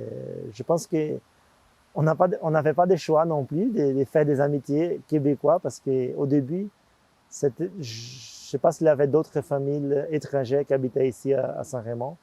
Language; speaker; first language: French; non-native, fluent; Portuguese